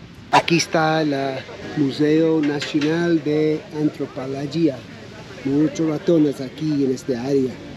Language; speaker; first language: Spanish; non-native, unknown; English